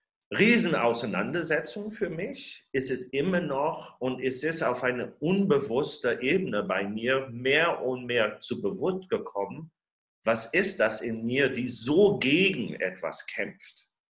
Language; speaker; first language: German; non-native, fluent; French